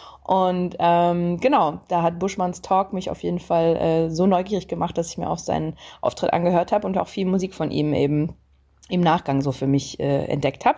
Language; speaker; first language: German; native; German